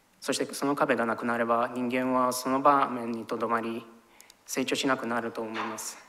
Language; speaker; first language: Japanese; non-native, fluent; Romanian